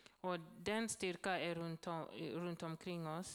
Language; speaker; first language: Swedish; non-native, learner; Swahili